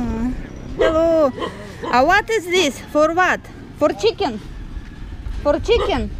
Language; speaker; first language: English; non-native, learner; Russian